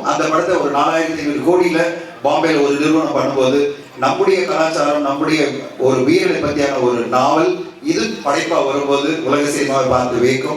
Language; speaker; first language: Tamil; native; Tamil